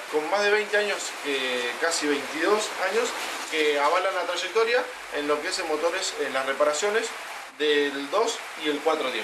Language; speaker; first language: Spanish; native; Spanish